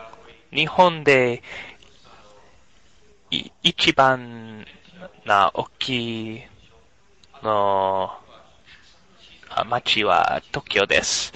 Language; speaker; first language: Japanese; non-native, learner; English